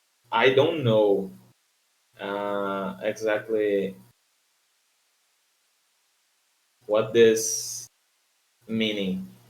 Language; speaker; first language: English; non-native, learner; Portuguese